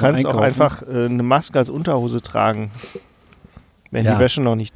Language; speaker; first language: German; native; German